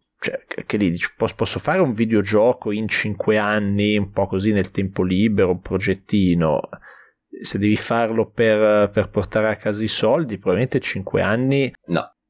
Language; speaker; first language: Italian; native; Italian